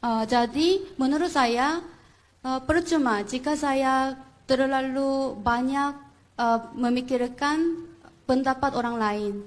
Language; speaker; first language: Indonesian; non-native, fluent; Korean